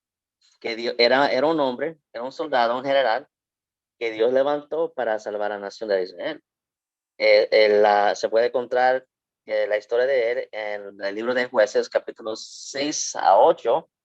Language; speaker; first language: Spanish; early bilingual, heritage; Spanish